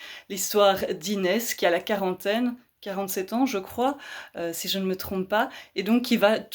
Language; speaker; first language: French; native; French